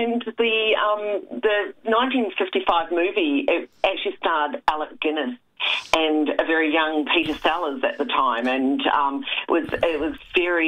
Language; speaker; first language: English; native; English